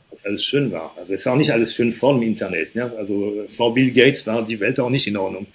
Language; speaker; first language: German; non-native, fluent; French